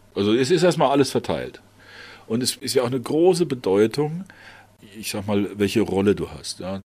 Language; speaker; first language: German; native; German